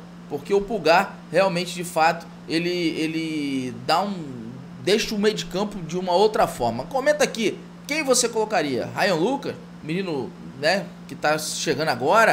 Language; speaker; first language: Portuguese; native; Portuguese